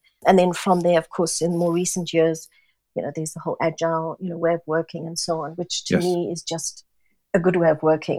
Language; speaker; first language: English; non-native, local second language; Italian